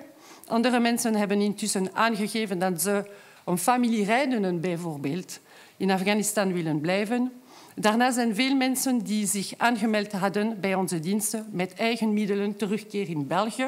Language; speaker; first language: Dutch; non-native, local second language; French